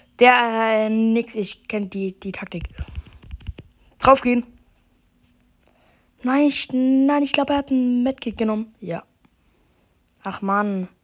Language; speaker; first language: German; native; German